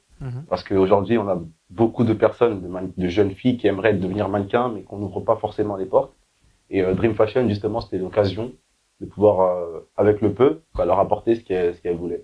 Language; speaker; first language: French; native; French